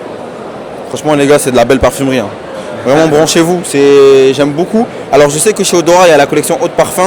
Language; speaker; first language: French; native; French